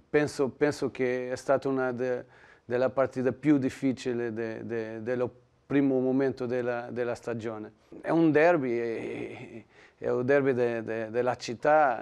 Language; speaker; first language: Italian; non-native, learner; Portuguese